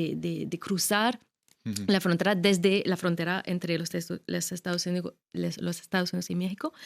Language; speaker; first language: Spanish; non-native, fluent; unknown